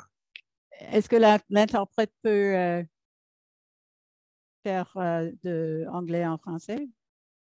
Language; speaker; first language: French; non-native, learner; English